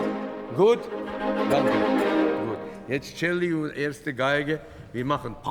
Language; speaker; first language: German; non-native, fluent; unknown